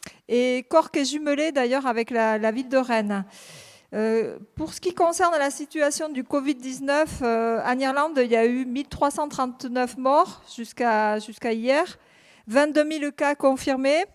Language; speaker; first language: French; native; French